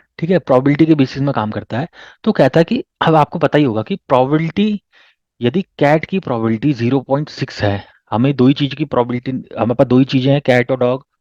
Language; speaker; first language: Hindi; native; Hindi